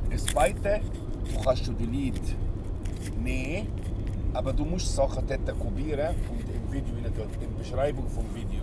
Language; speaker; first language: German; non-native, learner; Arabic